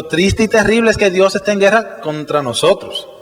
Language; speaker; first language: Spanish; native; Spanish